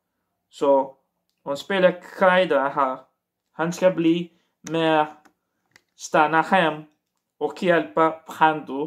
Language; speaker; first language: Swedish; non-native, learner; Portuguese